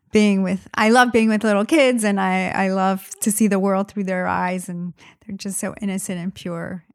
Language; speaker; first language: English; early bilingual, other home language; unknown